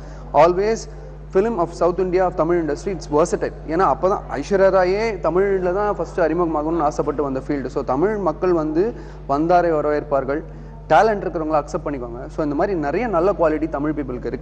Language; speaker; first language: Tamil; native; Tamil